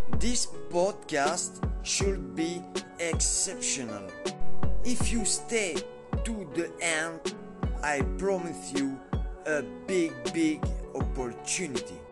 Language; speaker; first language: English; non-native, learner; French